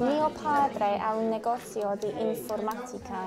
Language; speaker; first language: Italian; non-native, fluent; English